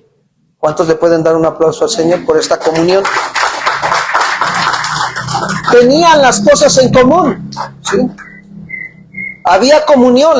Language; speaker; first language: Spanish; native; Spanish